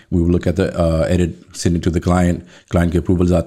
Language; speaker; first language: English; native; English